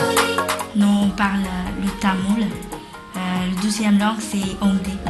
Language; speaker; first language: French; non-native, learner; Tamil